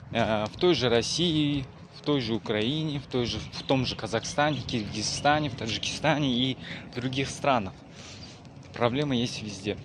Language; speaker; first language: Russian; non-native, local second language; Uzbek